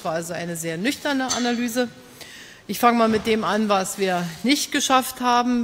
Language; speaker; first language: German; native; German